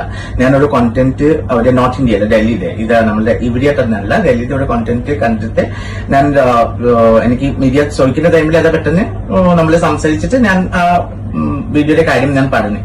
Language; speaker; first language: Malayalam; non-native, local second language; Assamese